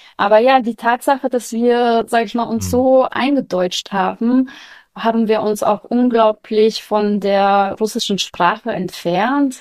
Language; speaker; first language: German; early bilingual, other home language; Russian